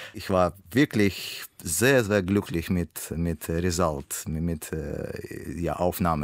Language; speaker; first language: German; non-native, learner; Russian